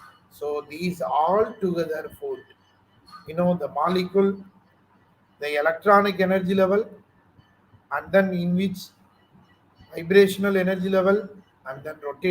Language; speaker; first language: English; non-native, local second language; Tamil